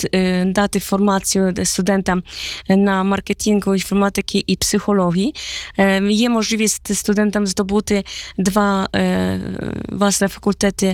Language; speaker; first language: Polish; non-native, learner; Ukrainian